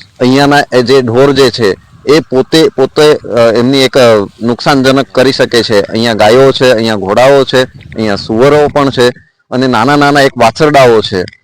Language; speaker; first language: Gujarati; non-native, local second language; Kukna